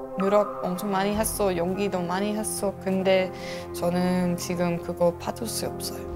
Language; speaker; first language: Korean; non-native, learner; English